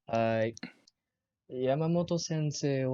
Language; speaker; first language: Japanese; non-native, learner; Malay